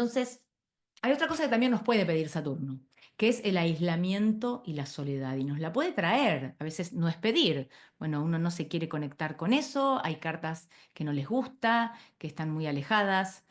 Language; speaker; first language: Spanish; native; Spanish